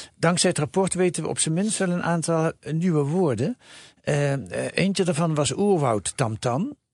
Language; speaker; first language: Dutch; native; Dutch